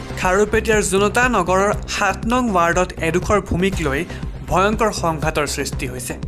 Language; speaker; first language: Assamese; non-native, local second language; Bangla